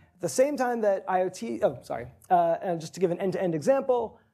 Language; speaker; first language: English; native; English